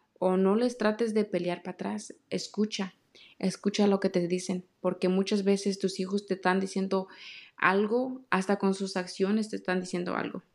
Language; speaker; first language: Spanish; native; Spanish